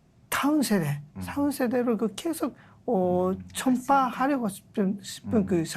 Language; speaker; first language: Korean; non-native, learner; Japanese